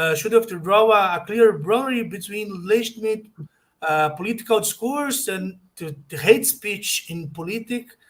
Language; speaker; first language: English; non-native, learner; Portuguese